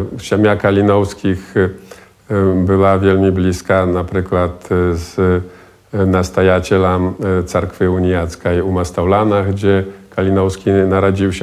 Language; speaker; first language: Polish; non-native, local second language; Belarusian